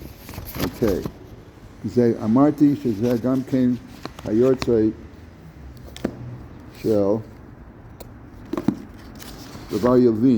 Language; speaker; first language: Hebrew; non-native, fluent; English